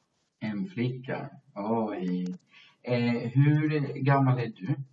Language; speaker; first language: Swedish; non-native, fluent; Spanish